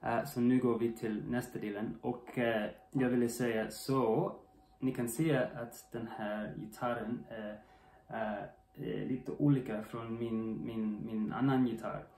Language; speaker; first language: Swedish; non-native, learner; English